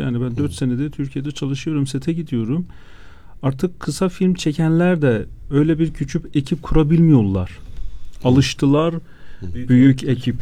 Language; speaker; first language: Turkish; non-native, fluent; Azerbaijani